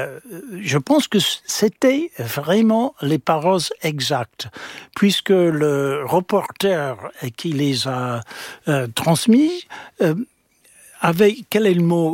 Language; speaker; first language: French; non-native, fluent; English